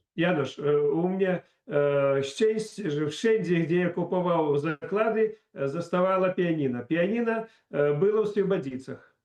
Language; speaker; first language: Polish; non-native, learner; Belarusian